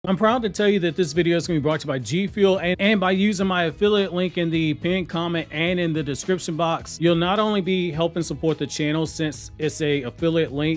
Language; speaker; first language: English; native; English